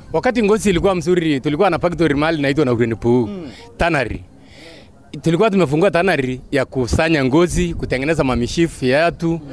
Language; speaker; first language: Swahili; non-native, local second language; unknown